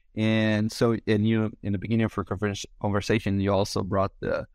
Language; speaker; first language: English; non-native, fluent; Portuguese